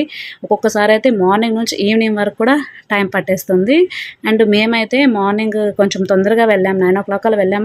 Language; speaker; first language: Telugu; native; Telugu